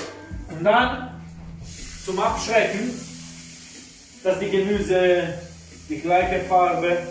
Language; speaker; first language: German; non-native, fluent; Italian